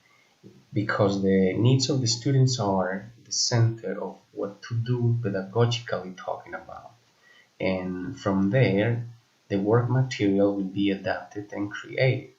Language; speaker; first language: English; non-native, fluent; Spanish